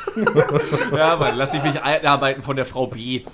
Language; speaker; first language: German; native; German